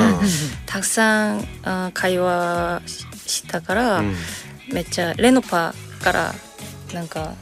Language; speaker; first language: Japanese; non-native, learner; Korean